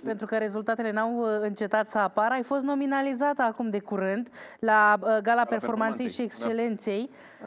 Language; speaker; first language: Romanian; native; Romanian